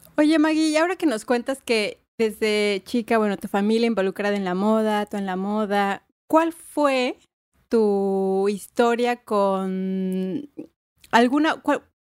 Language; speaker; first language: Spanish; native; Spanish